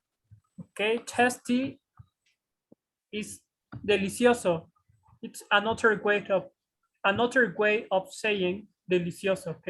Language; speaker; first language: English; non-native, fluent; Spanish